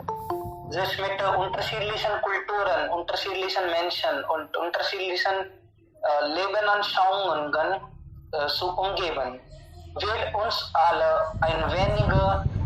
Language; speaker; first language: German; non-native, learner; Hindi